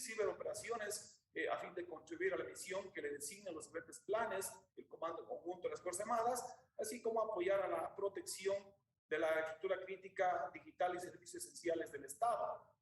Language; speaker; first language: Spanish; native; Spanish